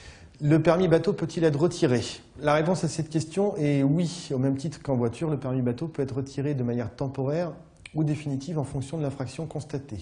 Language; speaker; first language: French; native; French